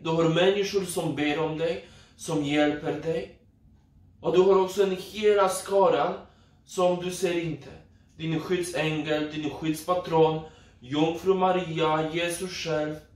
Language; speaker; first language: Swedish; non-native, fluent; Polish